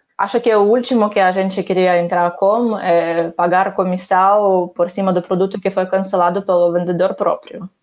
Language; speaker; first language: Portuguese; non-native, fluent; Ukrainian